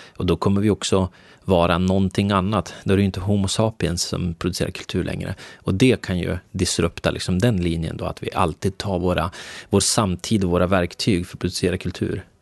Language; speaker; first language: Swedish; native; Swedish